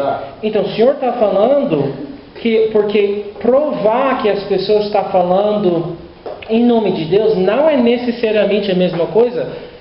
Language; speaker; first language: Portuguese; non-native, learner; English